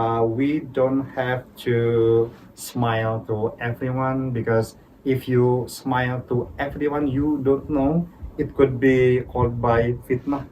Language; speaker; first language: English; non-native, fluent; Indonesian